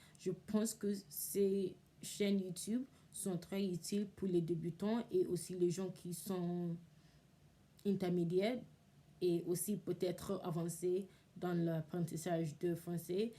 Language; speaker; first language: French; non-native, learner; English